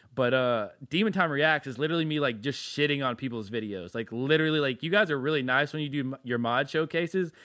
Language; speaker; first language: English; native; English